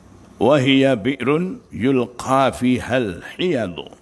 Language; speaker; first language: Arabic; non-native, fluent; Malay